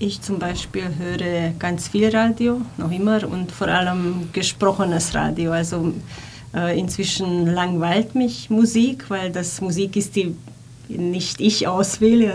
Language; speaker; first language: German; non-native, fluent; Hungarian